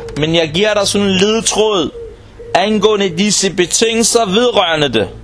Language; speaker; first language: Danish; non-native, local second language; Arabic